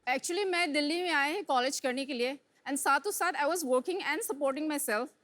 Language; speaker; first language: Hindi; non-native, local second language; Manipuri